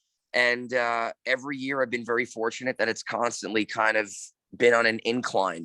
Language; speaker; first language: English; native; English